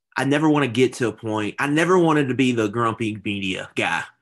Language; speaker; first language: English; native; English